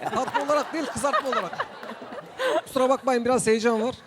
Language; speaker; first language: Turkish; native; Turkish